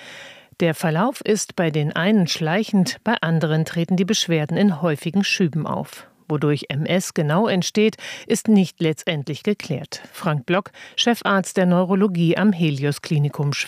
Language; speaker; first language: German; native; German